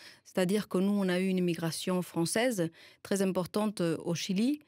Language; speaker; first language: French; non-native, fluent; Spanish